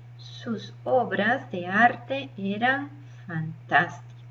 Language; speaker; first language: Spanish; non-native, learner; English